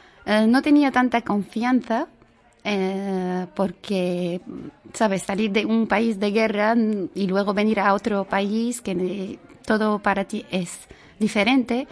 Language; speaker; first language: Spanish; non-native, fluent; Arabic